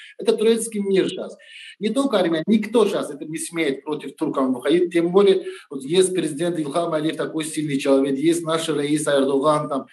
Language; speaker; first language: Russian; non-native, learner; Turkish